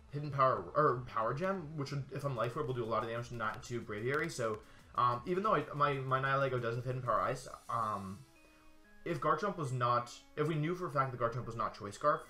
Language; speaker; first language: English; native; English